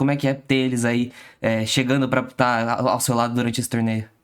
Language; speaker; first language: Portuguese; native; Portuguese